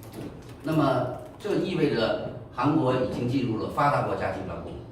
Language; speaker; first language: Chinese; native; Chinese